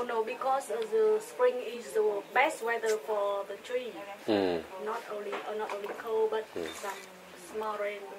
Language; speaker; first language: English; non-native, learner; Vietnamese